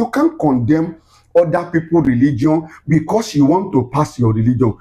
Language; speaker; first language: English; non-native, local second language; Yoruba